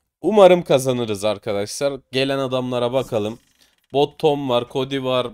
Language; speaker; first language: Turkish; native; Turkish